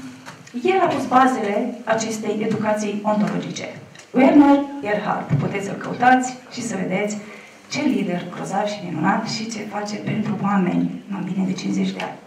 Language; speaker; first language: Romanian; native; Romanian